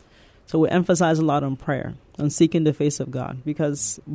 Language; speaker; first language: English; native; English